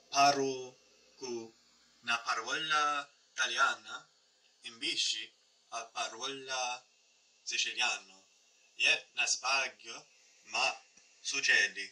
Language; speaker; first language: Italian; non-native, learner; English